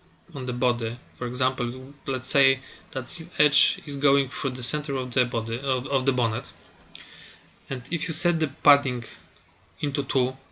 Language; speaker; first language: English; non-native, fluent; Polish